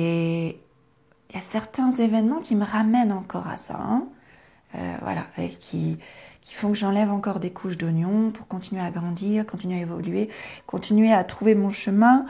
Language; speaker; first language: French; native; French